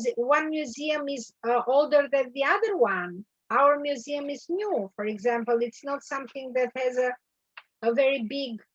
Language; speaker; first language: English; non-native, learner; Albanian